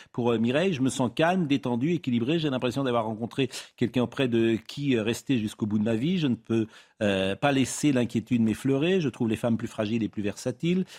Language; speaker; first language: French; native; French